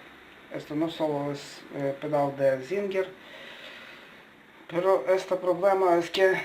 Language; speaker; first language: Spanish; non-native, learner; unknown